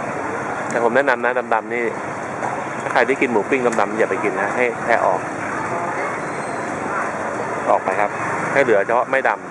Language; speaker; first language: Thai; native; Thai